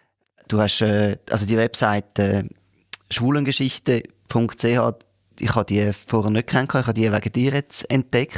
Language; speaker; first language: German; native; German